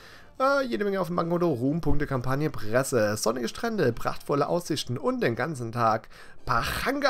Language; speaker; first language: German; native; German